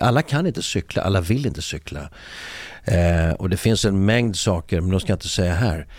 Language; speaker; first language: Swedish; native; Swedish